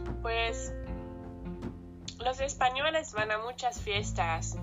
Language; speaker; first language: Spanish; non-native, learner; German